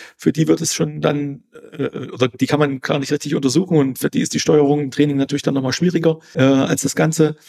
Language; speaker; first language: German; native; German